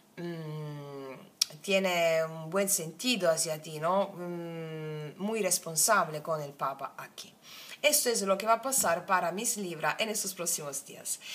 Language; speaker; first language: Spanish; non-native, fluent; Italian